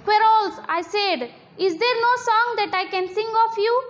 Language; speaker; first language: English; non-native, local second language; Kannada